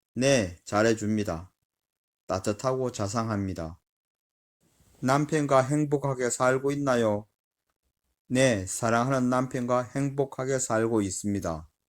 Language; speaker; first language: Korean; non-native, learner; Filipino